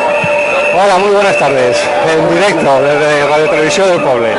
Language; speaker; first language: Spanish; non-native, local second language; Catalan